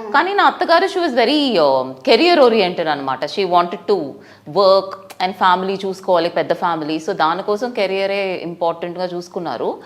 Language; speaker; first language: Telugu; non-native, fluent; Tamil